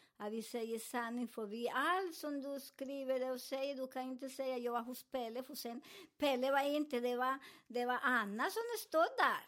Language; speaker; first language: Swedish; non-native, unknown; Spanish